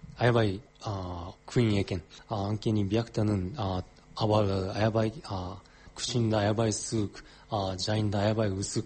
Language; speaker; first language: Kyrgyz; non-native, learner; Japanese